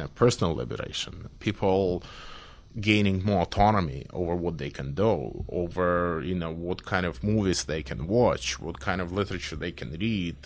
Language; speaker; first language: English; non-native, fluent; Belarusian